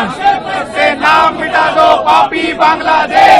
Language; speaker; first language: Hindi; non-native, local second language; Marathi